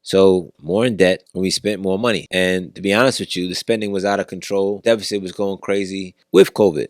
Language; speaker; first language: English; native; English